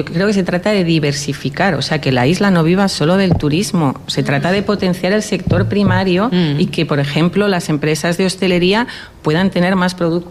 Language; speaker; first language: Spanish; native; Spanish